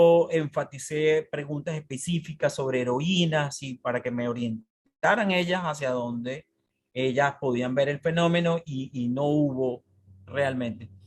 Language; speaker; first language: Spanish; native; Spanish